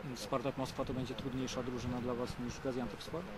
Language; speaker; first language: Polish; native; Polish